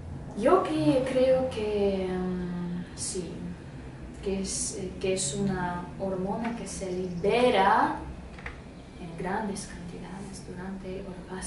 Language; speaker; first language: Spanish; non-native, fluent; Russian